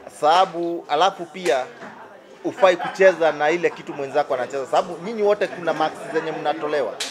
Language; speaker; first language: Swahili; non-native, local second language; Kikuyu